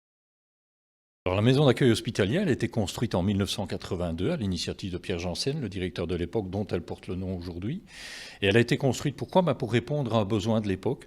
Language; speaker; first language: French; native; French